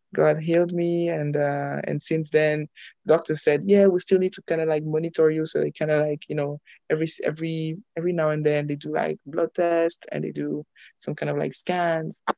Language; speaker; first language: English; non-native, fluent; French